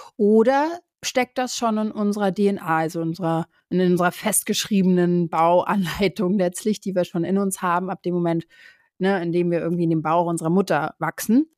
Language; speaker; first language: German; native; German